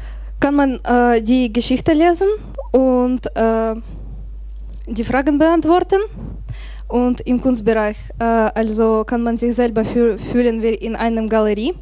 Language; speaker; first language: German; non-native, learner; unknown